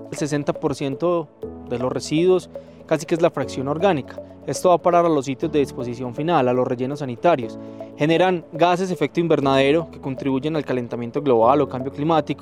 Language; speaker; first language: Spanish; native; Spanish